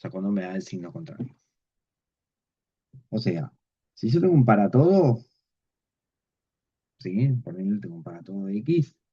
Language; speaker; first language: Spanish; native; Spanish